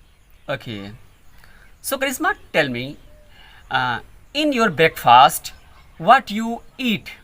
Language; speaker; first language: English; non-native, learner; Hindi